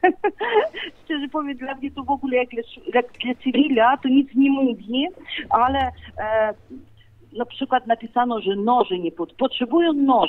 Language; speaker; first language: Polish; non-native, fluent; Ukrainian